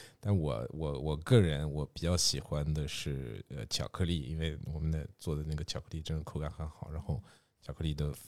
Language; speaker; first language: Chinese; non-native, fluent; French